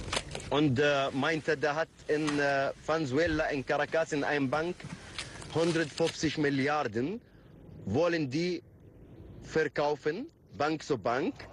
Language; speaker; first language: German; non-native, fluent; Turkish